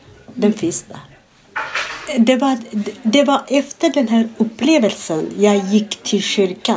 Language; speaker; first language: Swedish; non-native, fluent; Amharic